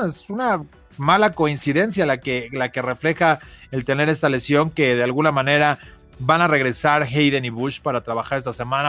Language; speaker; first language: Spanish; native; Spanish